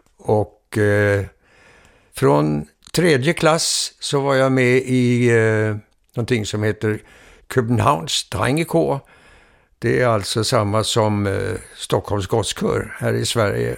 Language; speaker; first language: Swedish; early bilingual, heritage; Swedish